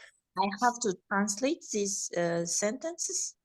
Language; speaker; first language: English; non-native, learner; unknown